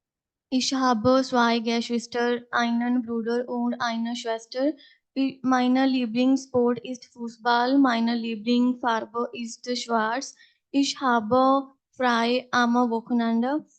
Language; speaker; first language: German; non-native, learner; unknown